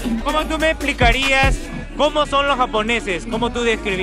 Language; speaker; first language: Spanish; native; Spanish